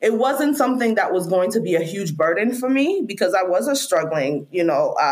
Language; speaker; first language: English; non-native, local second language; Krio